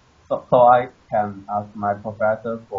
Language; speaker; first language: English; non-native, learner; Chinese